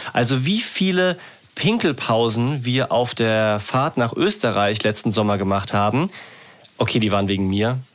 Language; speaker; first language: German; native; German